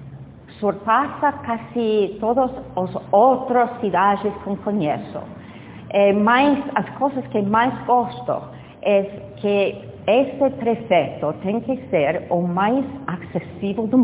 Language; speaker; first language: Portuguese; non-native, fluent; English